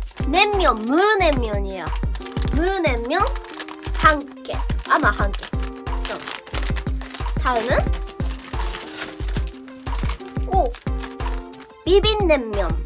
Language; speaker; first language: Korean; non-native, learner; Japanese